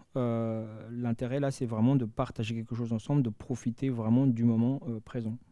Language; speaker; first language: French; non-native, local second language; Malagasy